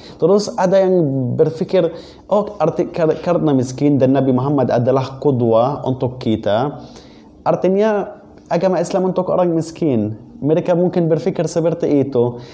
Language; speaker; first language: Indonesian; non-native, fluent; Arabic